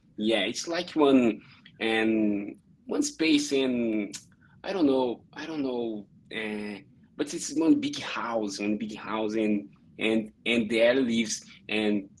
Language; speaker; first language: English; non-native, learner; Portuguese